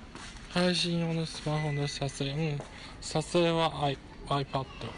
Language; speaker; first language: Japanese; non-native, fluent; Chinese